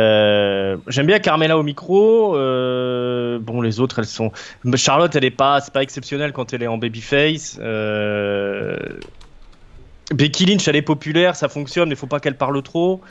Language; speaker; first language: French; native; French